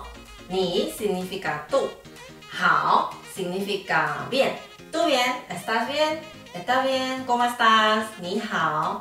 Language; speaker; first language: Spanish; non-native, fluent; Chinese